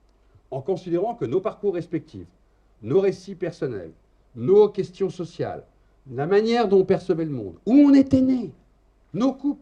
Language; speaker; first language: French; native; French